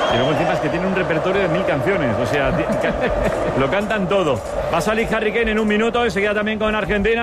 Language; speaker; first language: Spanish; native; Spanish